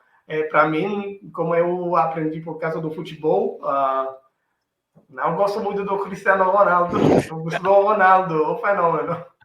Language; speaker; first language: Portuguese; non-native, fluent; Italian